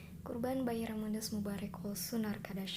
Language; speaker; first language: Turkish; non-native, fluent; Indonesian